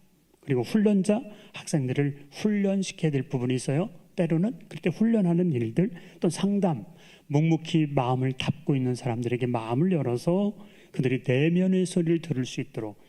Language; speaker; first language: Korean; native; Korean